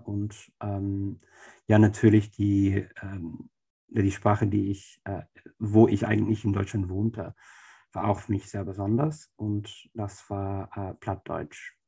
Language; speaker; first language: German; non-native, fluent; English